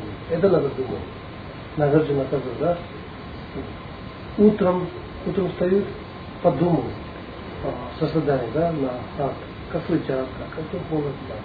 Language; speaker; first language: Russian; non-native, learner; Tibetan